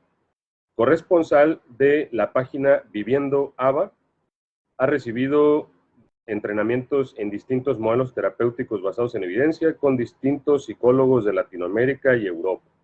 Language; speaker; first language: Spanish; native; Spanish